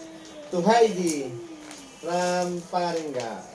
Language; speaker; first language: English; non-native, local second language; Filipino